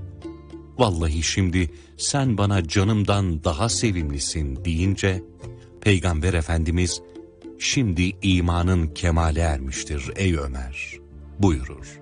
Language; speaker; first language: Turkish; native; Turkish